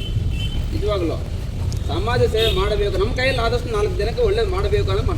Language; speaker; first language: Kannada; native; Kannada